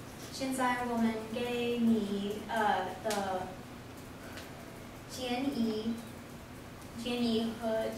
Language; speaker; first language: Chinese; non-native, learner; English